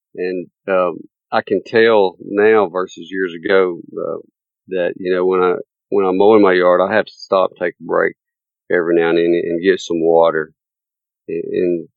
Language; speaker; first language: English; native; English